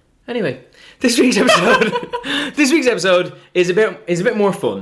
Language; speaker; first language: English; native; English